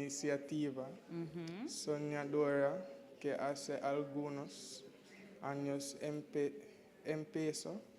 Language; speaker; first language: Spanish; non-native, learner; English